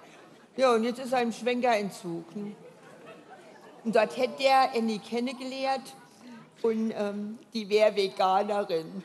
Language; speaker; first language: German; native; German